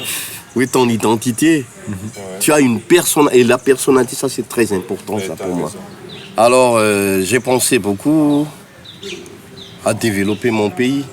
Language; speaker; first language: French; non-native, local second language; Malagasy